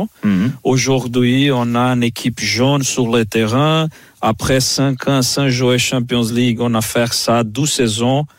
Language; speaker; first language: French; non-native, fluent; Portuguese